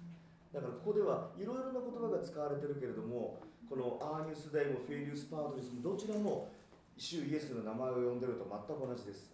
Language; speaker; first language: Japanese; native; Japanese